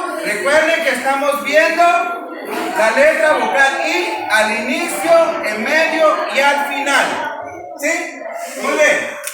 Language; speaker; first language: Spanish; non-native, local second language; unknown